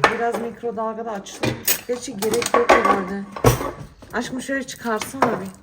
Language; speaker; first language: Turkish; early bilingual, heritage; Turkish